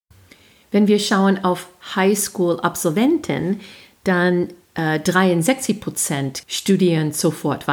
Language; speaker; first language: German; non-native, fluent; English